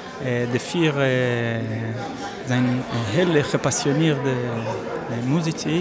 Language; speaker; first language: Dutch; non-native, learner; Hebrew